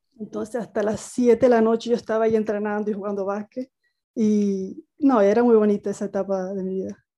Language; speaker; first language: Spanish; native; Spanish